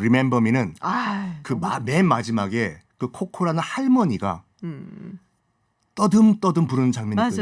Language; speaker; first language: Korean; native; Korean